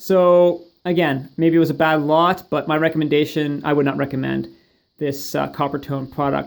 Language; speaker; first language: English; native; English